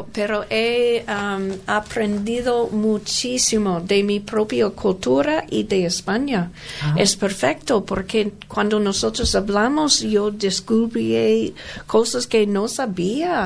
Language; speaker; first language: Spanish; non-native, learner; English